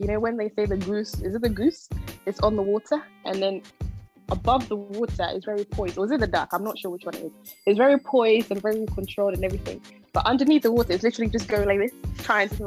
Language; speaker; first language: English; non-native, local second language; Akan